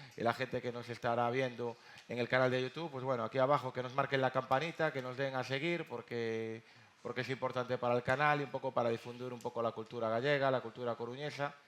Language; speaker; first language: Spanish; native; Spanish